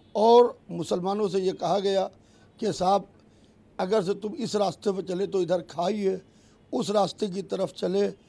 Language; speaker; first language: Hindi; native; Hindi